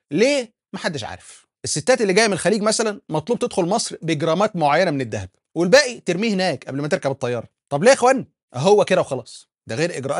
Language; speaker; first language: Arabic; native; Arabic